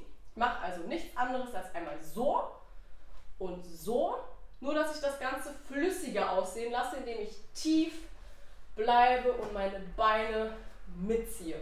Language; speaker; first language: German; native; German